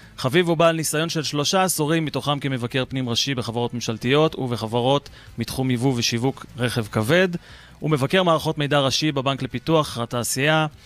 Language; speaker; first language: Hebrew; native; Hebrew